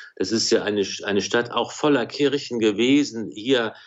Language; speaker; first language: German; native; German